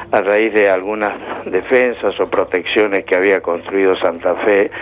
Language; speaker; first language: Spanish; native; Spanish